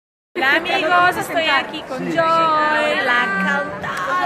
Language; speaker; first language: Spanish; non-native, learner; Portuguese